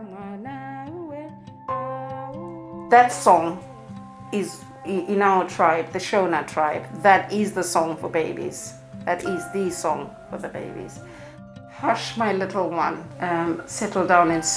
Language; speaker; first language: English; non-native, local second language; Shona